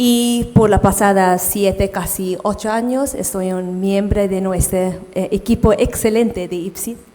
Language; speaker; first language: Spanish; non-native, fluent; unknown